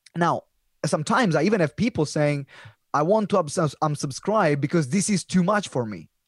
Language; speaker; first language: English; non-native, fluent; Italian